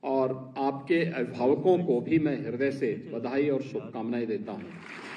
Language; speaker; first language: Hindi; native; Hindi